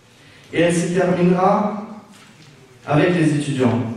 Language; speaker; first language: French; non-native, fluent; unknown